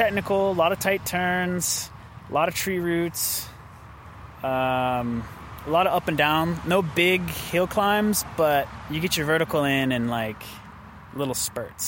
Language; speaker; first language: English; native; English